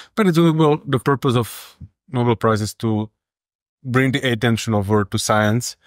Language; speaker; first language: English; non-native, fluent; Slovak